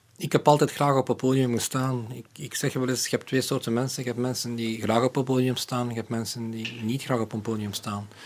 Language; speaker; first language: Dutch; native; Dutch